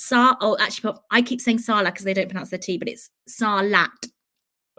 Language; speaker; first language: English; native; English